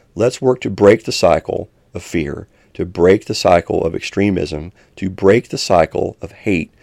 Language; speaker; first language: English; native; English